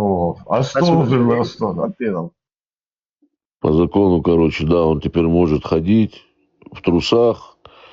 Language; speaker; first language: Russian; native; Russian